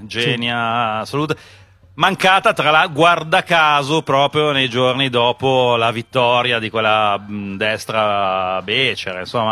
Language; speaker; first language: Italian; native; Italian